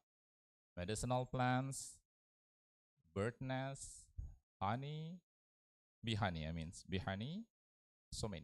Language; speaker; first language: English; non-native, learner; Indonesian